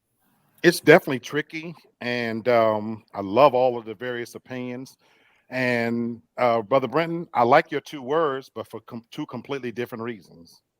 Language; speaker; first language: English; native; English